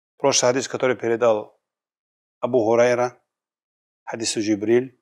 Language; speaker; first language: Russian; non-native, local second language; Kumyk